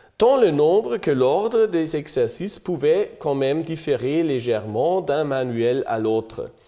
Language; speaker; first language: French; non-native, fluent; German